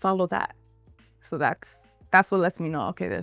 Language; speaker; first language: English; native; English